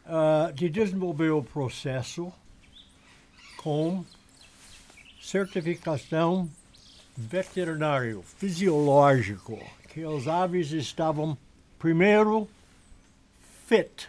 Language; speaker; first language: Portuguese; non-native, learner; English